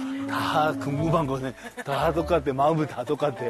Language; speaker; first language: Korean; early bilingual, heritage; Japanese